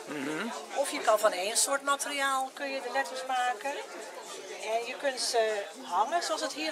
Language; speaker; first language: Dutch; non-native, fluent; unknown